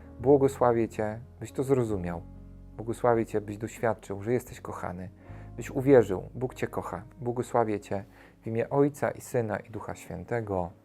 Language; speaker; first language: Polish; native; Polish